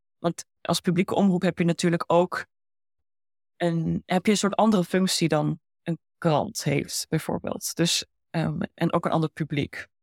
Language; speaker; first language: Dutch; early bilingual, heritage; Dutch